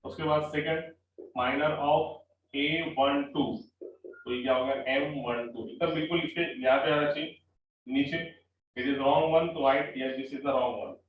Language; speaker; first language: Hindi; non-native, local second language; Marathi